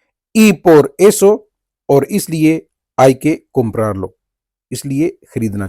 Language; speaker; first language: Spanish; non-native, fluent; Urdu